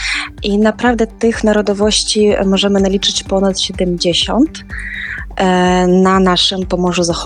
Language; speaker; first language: Polish; non-native, fluent; Ukrainian